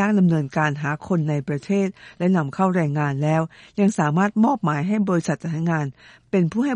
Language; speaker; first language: Thai; native; Thai